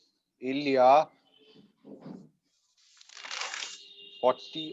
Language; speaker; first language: French; non-native, learner; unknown